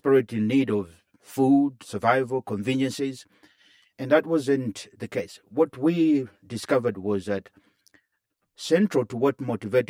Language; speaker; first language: English; non-native, local second language; Bemba